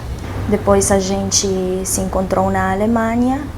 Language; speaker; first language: Portuguese; non-native, fluent; Romanian